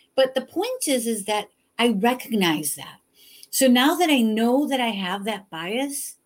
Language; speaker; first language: English; early bilingual, other home language; Hindi